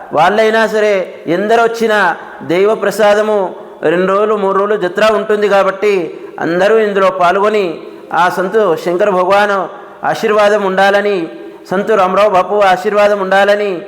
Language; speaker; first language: Telugu; non-native, local second language; Lambadi